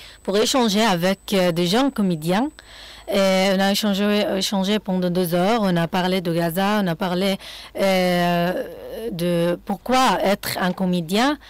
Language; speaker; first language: French; non-native, fluent; Arabic